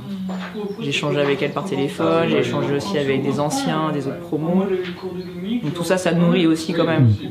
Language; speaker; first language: French; native; French